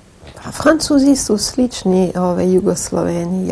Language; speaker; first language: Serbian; non-native, fluent; French